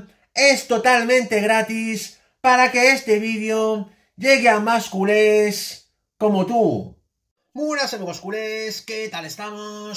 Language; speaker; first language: Spanish; native; Spanish